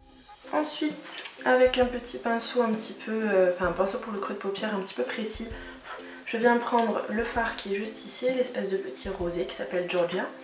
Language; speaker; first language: French; native; French